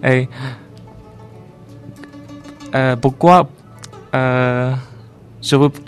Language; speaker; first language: French; non-native, learner; Chinese